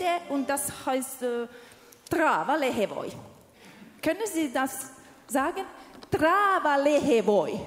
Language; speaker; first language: German; non-native, learner; Finnish